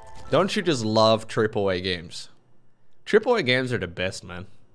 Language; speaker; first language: English; non-native, fluent; Dutch